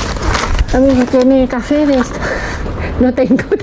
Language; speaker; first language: Spanish; non-native, learner; Filipino